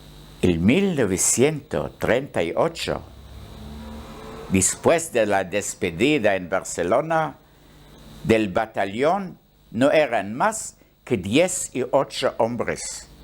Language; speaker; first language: Spanish; non-native, learner; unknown